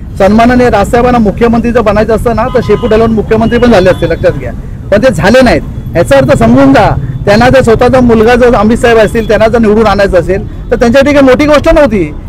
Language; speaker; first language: Marathi; native; Marathi